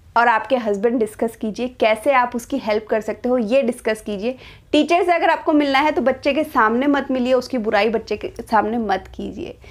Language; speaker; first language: Hindi; native; Hindi